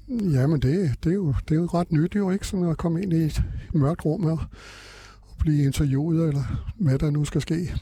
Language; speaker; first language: Danish; native; Danish